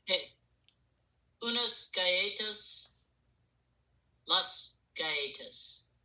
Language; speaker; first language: Spanish; non-native, learner; English